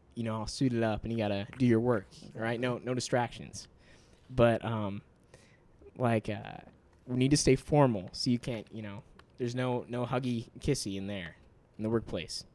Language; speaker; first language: English; native; English